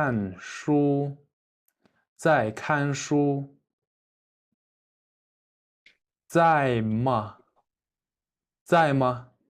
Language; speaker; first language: Chinese; non-native, fluent; Kyrgyz